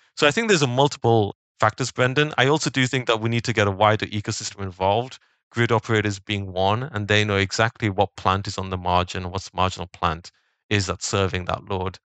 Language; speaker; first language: English; native; English